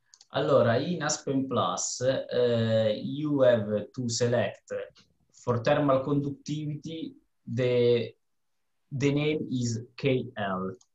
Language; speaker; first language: English; non-native, fluent; Italian